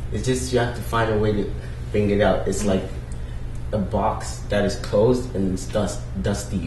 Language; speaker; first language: English; non-native, local second language; Ewe